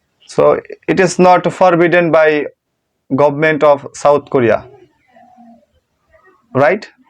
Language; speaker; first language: English; non-native, learner; Bangla